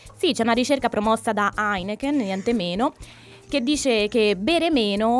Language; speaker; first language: Italian; native; Italian